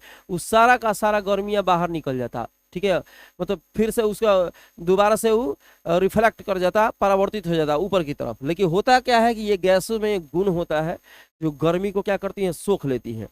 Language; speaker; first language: Hindi; native; Hindi